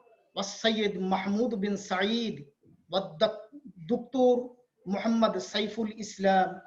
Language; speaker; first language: Arabic; non-native, fluent; Bangla